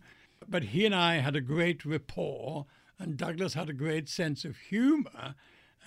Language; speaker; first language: English; native; English